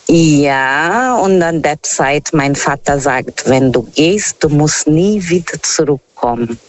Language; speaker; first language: German; non-native, fluent; Portuguese